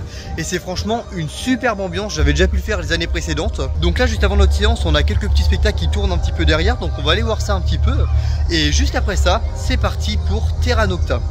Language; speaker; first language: French; native; French